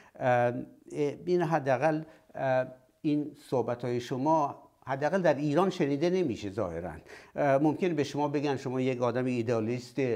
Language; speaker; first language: Persian; native; Persian